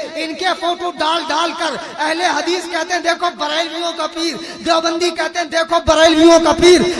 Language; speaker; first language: Urdu; native; Urdu